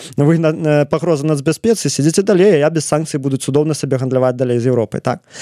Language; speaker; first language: Belarusian; native; Belarusian